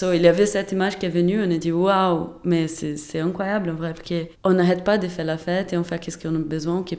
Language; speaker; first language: French; non-native, fluent; Portuguese